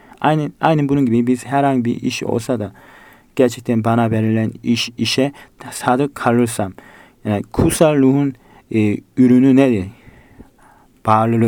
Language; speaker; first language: Turkish; non-native, fluent; Korean